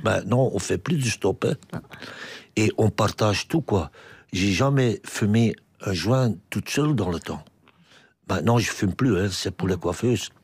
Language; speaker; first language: French; non-native, local second language; Dutch